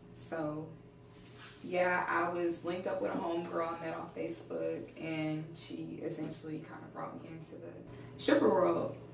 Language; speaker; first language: English; native; English